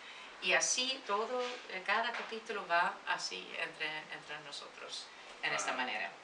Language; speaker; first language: Spanish; non-native, fluent; Swedish